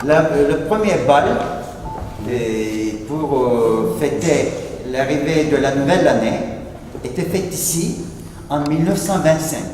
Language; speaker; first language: French; non-native, fluent; Turkish